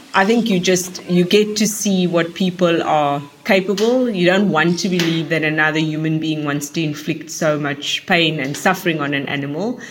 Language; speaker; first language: English; native; English